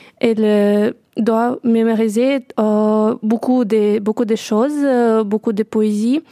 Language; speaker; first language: French; non-native, learner; Russian